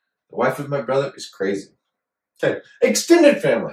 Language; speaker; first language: English; native; English